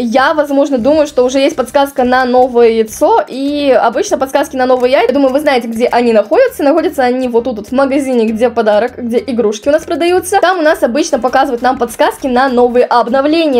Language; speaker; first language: Russian; native; Russian